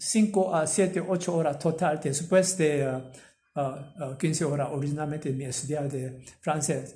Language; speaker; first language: Spanish; non-native, learner; Korean